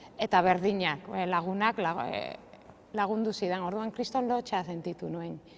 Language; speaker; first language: Basque; non-native, local second language; Spanish